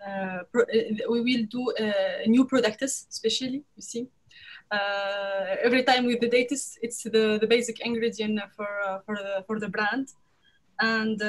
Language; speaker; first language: English; non-native, learner; French